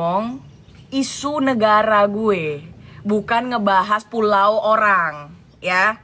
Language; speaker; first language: Indonesian; native; Indonesian